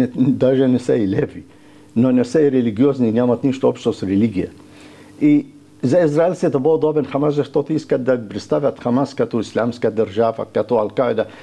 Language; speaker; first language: Bulgarian; non-native, fluent; Arabic